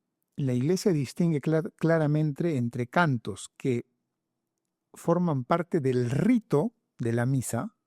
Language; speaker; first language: Spanish; native; Spanish